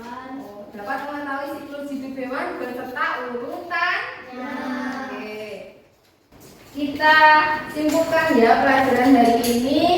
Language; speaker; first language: Malay; native; Malay